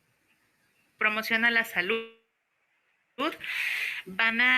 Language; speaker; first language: Spanish; native; Spanish